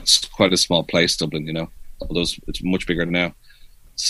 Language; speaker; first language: English; native; English